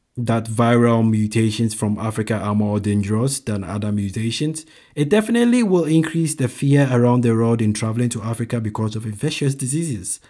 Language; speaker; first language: English; non-native, local second language; Akan